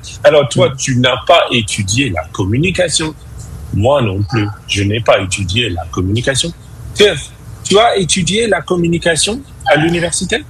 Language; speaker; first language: French; non-native, fluent; English